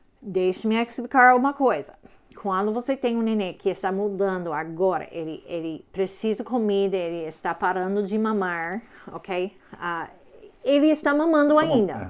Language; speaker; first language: Portuguese; non-native, learner; English